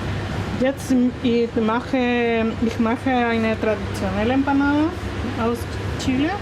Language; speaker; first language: German; non-native, learner; Spanish